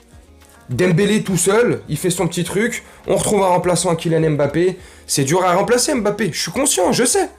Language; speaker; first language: French; native; French